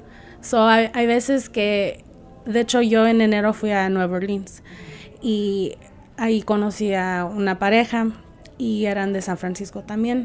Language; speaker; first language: Spanish; early bilingual, heritage; Spanish